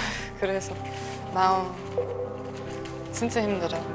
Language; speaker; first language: Korean; non-native, learner; English